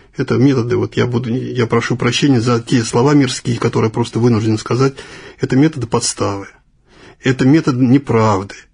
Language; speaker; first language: Russian; native; Russian